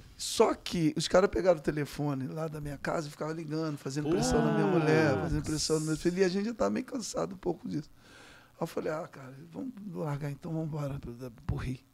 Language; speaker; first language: Portuguese; native; Portuguese